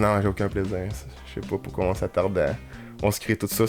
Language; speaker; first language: French; native; French